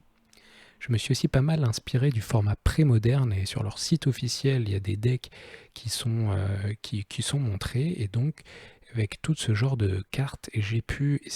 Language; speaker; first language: French; native; French